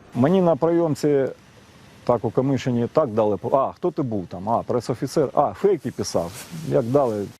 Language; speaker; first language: Ukrainian; native; Ukrainian